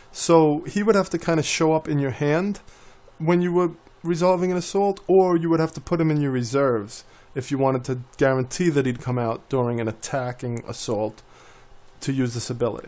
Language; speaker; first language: English; native; English